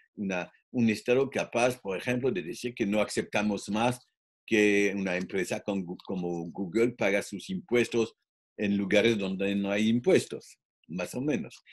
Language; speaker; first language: Spanish; non-native, fluent; French